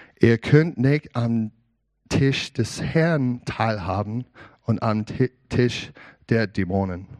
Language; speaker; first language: German; non-native, learner; English